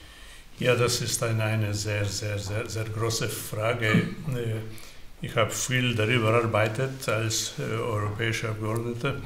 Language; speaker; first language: German; non-native, fluent; Slovenian